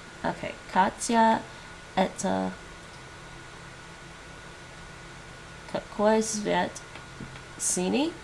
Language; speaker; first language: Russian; non-native, learner; English